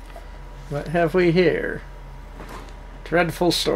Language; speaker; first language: English; native; English